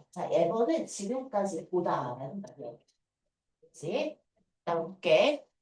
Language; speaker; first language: Korean; native; Korean